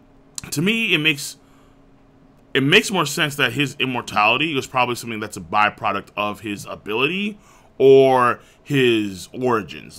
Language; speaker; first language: English; native; English